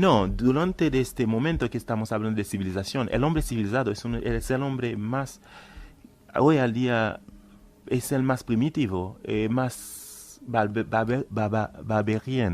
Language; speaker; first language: Spanish; non-native, fluent; Haitian Creole